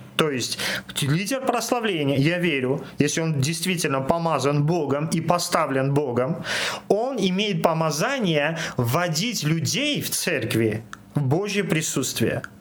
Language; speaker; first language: Russian; non-native, local second language; Armenian